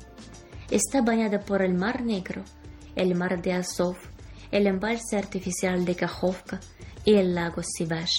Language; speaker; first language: Spanish; non-native, fluent; Ukrainian